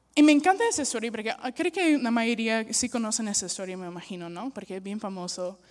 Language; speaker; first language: Spanish; non-native, fluent; English